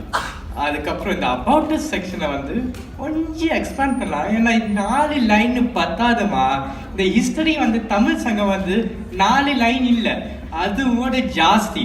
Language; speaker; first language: Tamil; early bilingual, heritage; Tamil